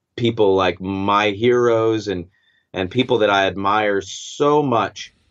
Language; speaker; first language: English; native; English